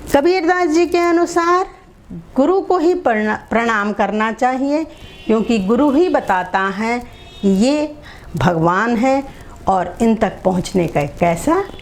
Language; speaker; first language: Hindi; non-native, local second language; Telugu